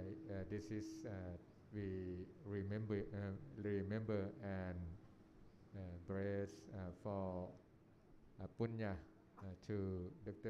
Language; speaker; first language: English; non-native, learner; Thai